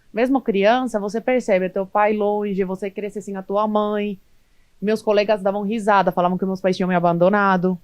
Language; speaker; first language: Portuguese; early bilingual, other home language; Spanish